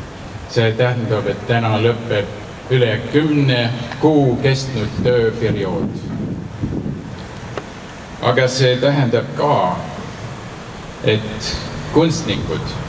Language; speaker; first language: Estonian; non-native, learner; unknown